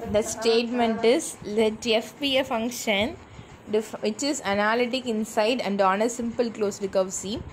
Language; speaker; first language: English; non-native, local second language; Tamil